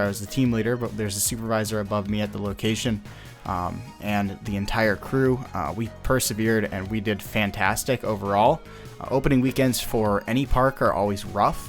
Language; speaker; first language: English; native; English